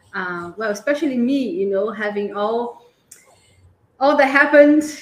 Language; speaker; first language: English; non-native, fluent; Portuguese